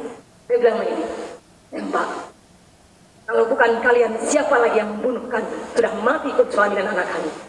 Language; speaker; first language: Indonesian; native; Indonesian